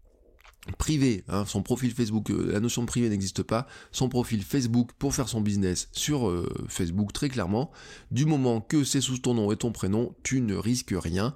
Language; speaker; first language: French; native; French